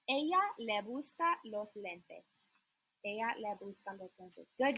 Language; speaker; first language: Spanish; non-native, learner; English